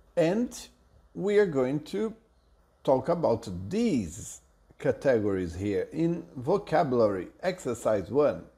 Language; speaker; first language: English; non-native, fluent; Portuguese